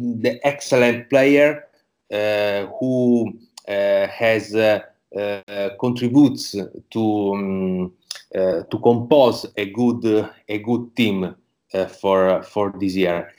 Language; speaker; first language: English; non-native, learner; Italian